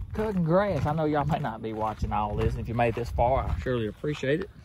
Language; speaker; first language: English; native; English